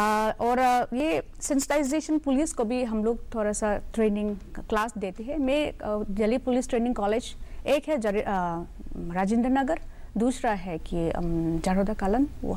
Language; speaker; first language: Hindi; non-native, local second language; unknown